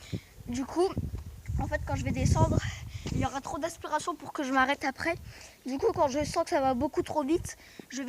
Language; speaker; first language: French; native; French